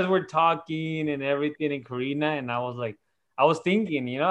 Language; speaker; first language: English; non-native, fluent; Spanish